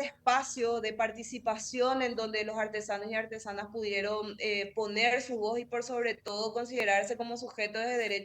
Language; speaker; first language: Spanish; native; Spanish